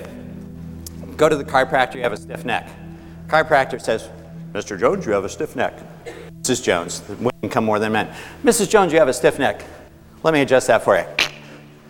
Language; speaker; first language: English; native; English